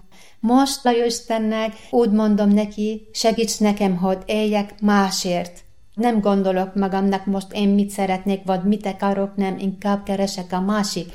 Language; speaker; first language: Hungarian; non-native, learner; Arabic